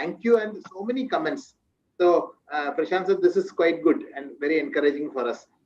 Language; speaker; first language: English; non-native, local second language; Malayalam